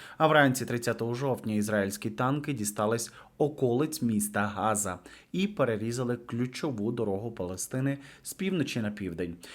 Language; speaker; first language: Ukrainian; native; Ukrainian